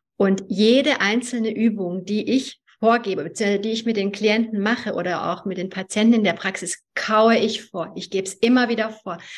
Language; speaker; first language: German; early bilingual, other home language; Hungarian